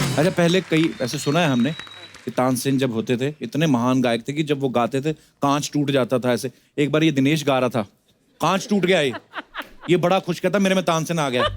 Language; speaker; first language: Hindi; non-native, local second language; Punjabi